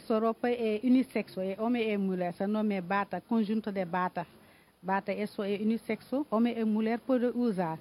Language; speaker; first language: Portuguese; non-native, learner; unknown